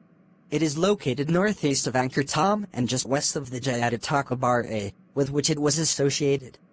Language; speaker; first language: English; non-native, learner; Khmer